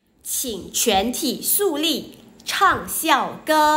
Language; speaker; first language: Chinese; native; Chinese